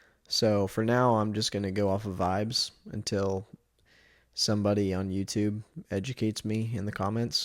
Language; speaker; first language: English; native; English